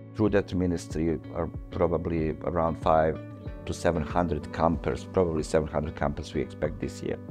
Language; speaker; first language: English; non-native, fluent; Bosnian